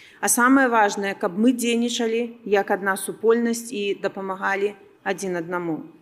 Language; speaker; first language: Belarusian; non-native, local second language; Russian